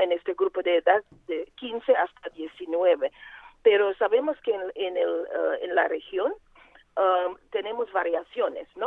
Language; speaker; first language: Spanish; non-native, fluent; Portuguese